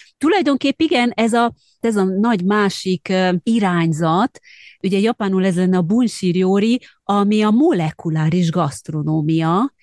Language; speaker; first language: Hungarian; native; Hungarian